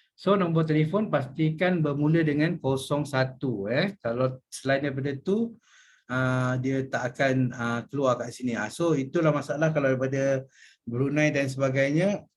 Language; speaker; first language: Malay; native; Malay